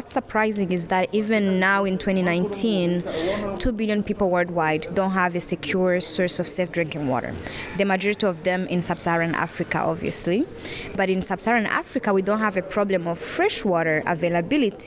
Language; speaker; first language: English; non-native, local second language; Kinyarwanda